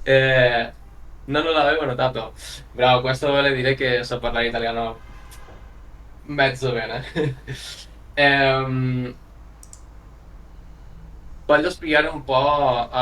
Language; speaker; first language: Italian; non-native, learner; Spanish